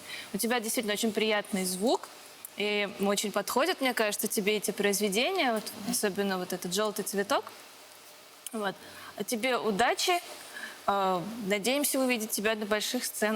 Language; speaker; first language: Russian; native; Russian